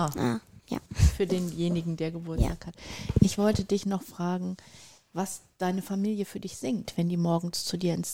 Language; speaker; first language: German; native; German